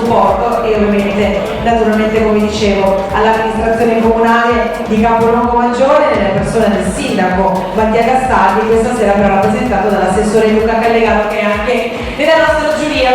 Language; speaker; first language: Italian; native; Italian